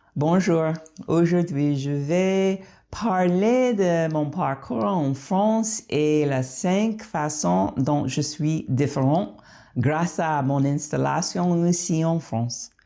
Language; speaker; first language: French; non-native, fluent; English